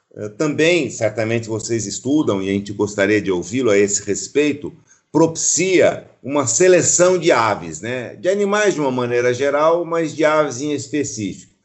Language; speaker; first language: Portuguese; native; Portuguese